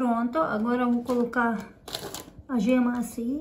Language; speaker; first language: Portuguese; non-native, learner; Ukrainian